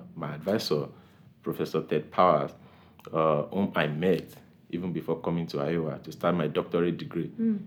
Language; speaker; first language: English; non-native, local second language; Yoruba